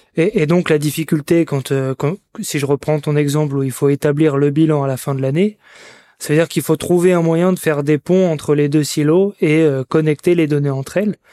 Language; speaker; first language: French; native; French